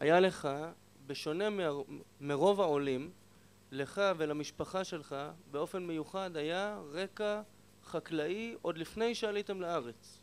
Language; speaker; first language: Hebrew; native; Hebrew